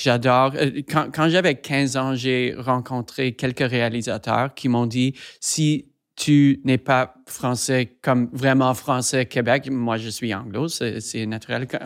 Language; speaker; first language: French; non-native, fluent; English